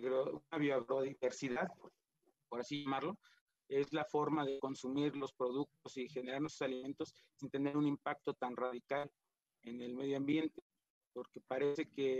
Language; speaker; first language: Spanish; native; Spanish